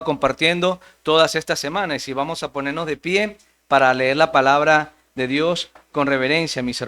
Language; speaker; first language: Spanish; native; Spanish